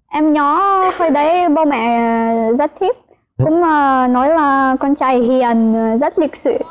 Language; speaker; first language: Vietnamese; non-native, fluent; Ukrainian